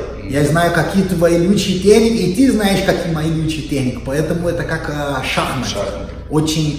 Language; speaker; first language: Russian; non-native, learner; Portuguese